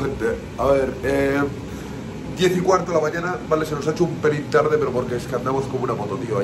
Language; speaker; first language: Spanish; native; Spanish